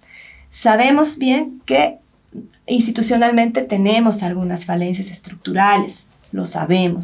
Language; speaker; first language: Spanish; native; Spanish